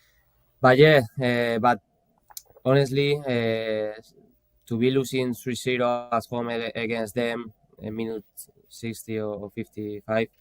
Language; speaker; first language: English; non-native, fluent; Spanish